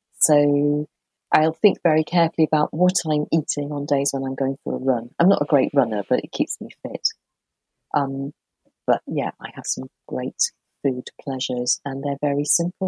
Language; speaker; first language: English; native; English